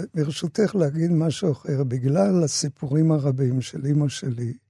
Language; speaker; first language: Hebrew; native; Hebrew